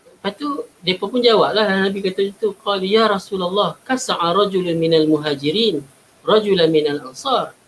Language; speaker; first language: Malay; native; Malay